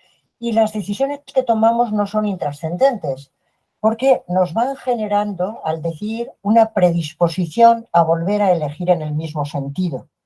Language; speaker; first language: Spanish; native; Spanish